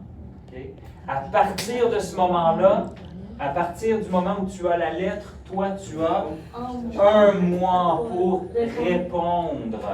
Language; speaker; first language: French; native; French